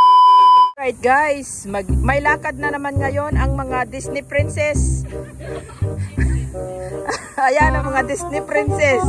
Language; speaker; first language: Filipino; non-native, local second language; Cebuano